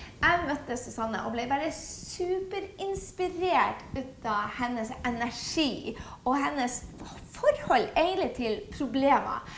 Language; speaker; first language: Norwegian; native; Norwegian